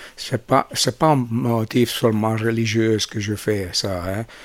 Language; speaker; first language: French; non-native, fluent; Italian